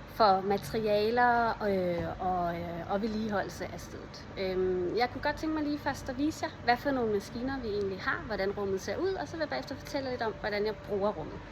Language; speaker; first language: Danish; native; Danish